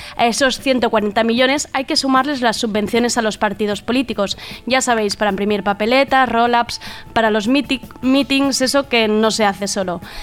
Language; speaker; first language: Spanish; native; Spanish